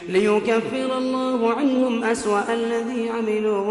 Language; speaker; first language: Arabic; native; Arabic